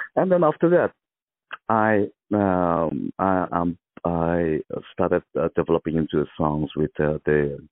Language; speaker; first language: English; non-native, local second language; Mizo